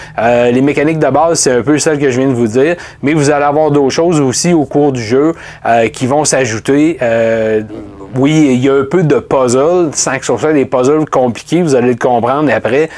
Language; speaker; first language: French; native; French